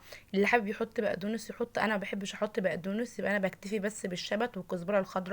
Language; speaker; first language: Arabic; native; Arabic